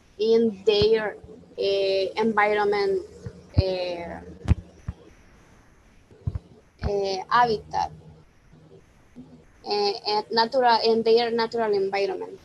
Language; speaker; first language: English; non-native, learner; Spanish